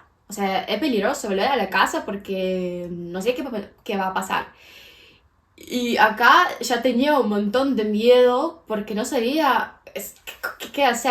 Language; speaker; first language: Spanish; non-native, fluent; Ukrainian